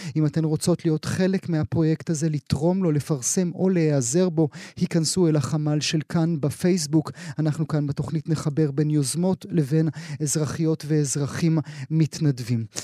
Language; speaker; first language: Hebrew; native; Hebrew